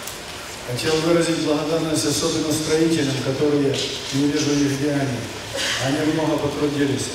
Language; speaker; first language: Russian; native; Russian